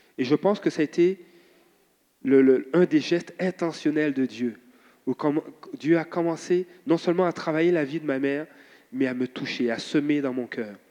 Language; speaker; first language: French; native; French